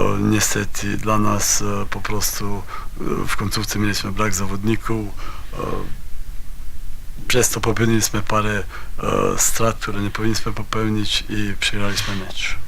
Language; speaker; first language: Polish; non-native, learner; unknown